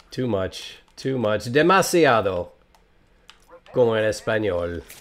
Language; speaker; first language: Spanish; non-native, learner; English